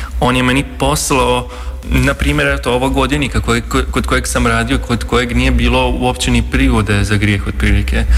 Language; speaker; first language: Croatian; non-native, local second language; Hungarian